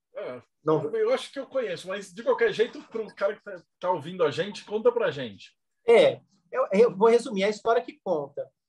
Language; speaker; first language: Portuguese; native; Portuguese